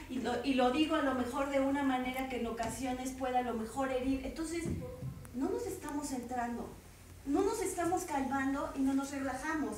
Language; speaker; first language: Spanish; native; Spanish